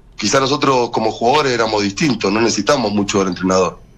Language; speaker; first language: Spanish; native; Spanish